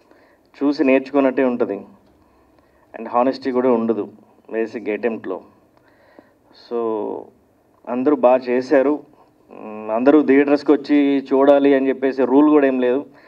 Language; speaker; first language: Telugu; native; Telugu